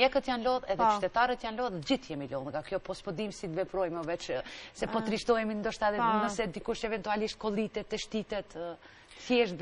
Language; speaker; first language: Albanian; native; Albanian